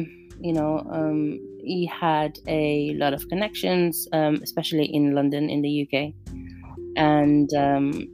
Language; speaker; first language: English; non-native, fluent; Italian